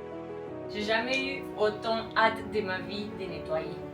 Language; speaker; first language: French; non-native, fluent; Spanish